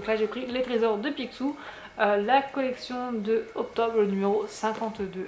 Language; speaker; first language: French; native; French